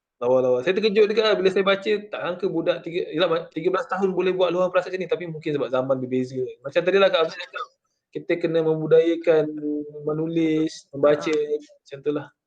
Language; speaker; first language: Malay; native; Malay